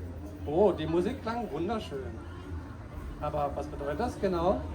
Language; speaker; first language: German; native; German